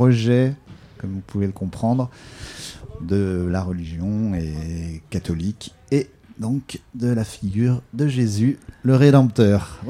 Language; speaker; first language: French; native; French